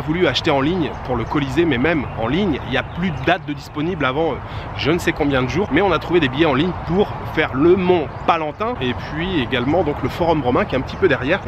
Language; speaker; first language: French; native; French